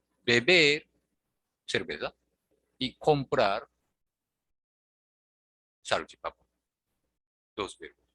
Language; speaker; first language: Spanish; non-native, fluent; Japanese